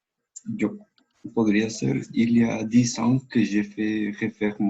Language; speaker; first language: French; non-native, learner; Spanish